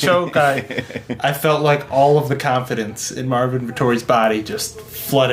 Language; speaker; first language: English; native; English